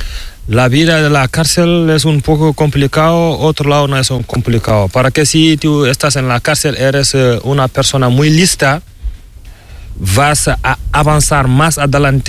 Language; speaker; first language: Spanish; non-native, learner; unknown